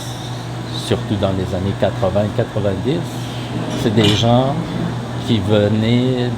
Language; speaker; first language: French; non-native, fluent; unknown